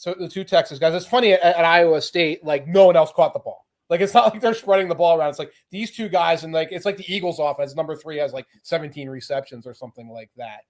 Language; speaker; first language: English; native; English